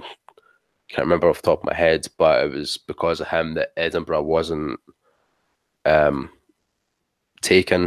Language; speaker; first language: English; native; English